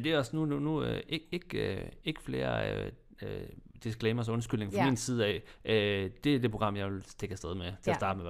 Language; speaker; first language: Danish; native; Danish